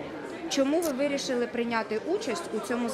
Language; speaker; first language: Ukrainian; early bilingual, heritage; Ukrainian